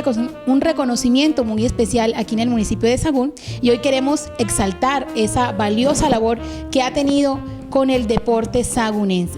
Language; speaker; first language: Spanish; native; Spanish